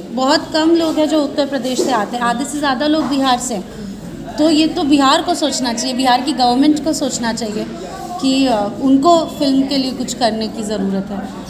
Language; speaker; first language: Hindi; native; Hindi